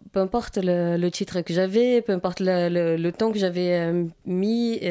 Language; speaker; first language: French; non-native, fluent; Portuguese